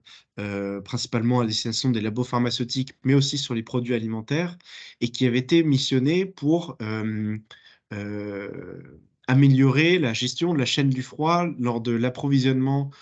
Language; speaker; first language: French; native; French